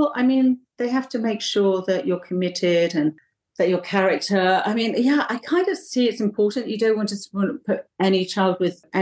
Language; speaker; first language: English; native; English